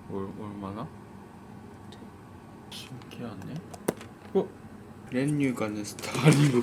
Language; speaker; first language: Korean; non-native, learner; Japanese